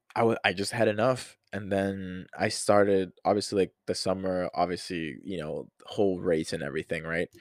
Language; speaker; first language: English; non-native, fluent; Spanish